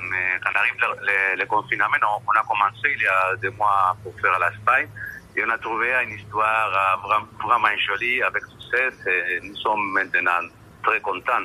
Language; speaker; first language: French; non-native, learner; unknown